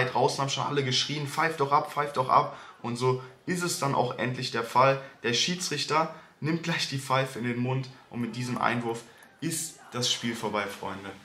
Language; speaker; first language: German; native; German